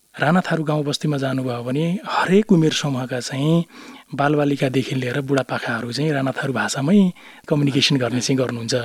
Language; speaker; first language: Nepali; non-native, local second language; Rana Tharu